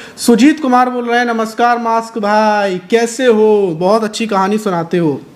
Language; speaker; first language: Hindi; native; Hindi